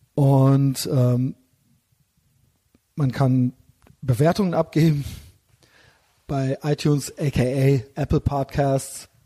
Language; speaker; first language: German; native; German